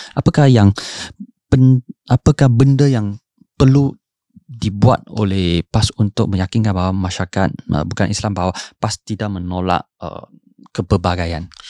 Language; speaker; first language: Malay; non-native, local second language; Chinese